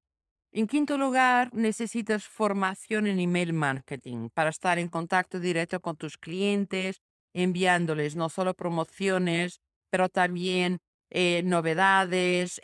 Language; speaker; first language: Spanish; non-native, fluent; Portuguese